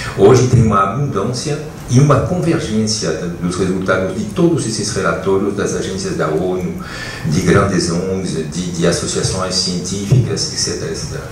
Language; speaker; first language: Portuguese; non-native, fluent; French